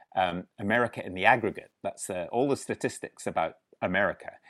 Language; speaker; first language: English; native; English